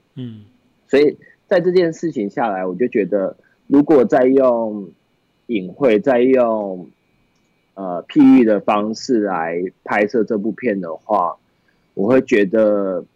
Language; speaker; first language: Chinese; native; Chinese